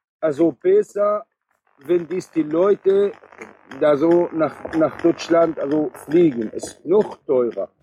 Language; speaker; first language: German; non-native, learner; Arabic